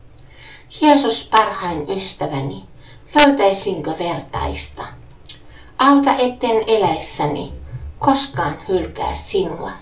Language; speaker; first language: Finnish; native; Finnish